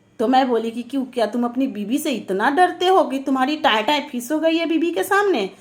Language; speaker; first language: Hindi; native; Hindi